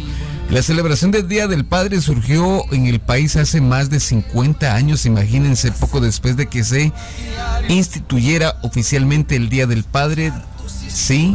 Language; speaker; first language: Spanish; native; Spanish